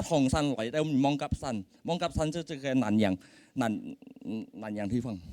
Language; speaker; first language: Chinese; early bilingual, heritage; Hakka Chinese